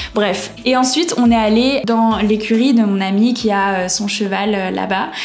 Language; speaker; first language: French; native; French